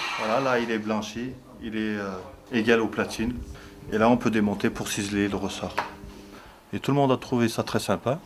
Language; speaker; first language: French; early bilingual, other home language; Turkish